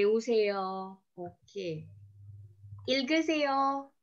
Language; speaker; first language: Korean; non-native, fluent; Indonesian